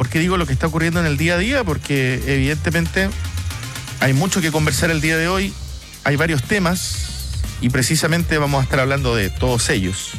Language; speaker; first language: Spanish; native; Spanish